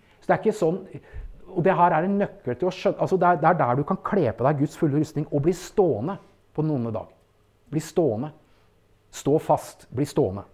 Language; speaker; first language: Norwegian; native; Norwegian